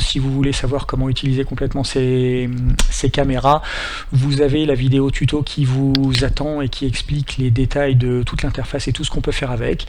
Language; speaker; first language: French; native; French